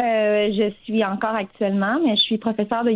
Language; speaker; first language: French; native; French